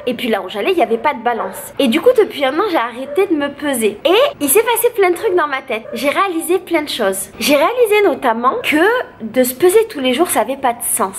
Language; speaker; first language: French; native; French